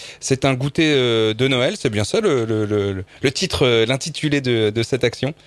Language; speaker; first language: French; native; French